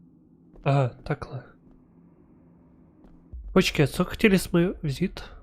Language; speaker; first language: Czech; non-native, learner; Ukrainian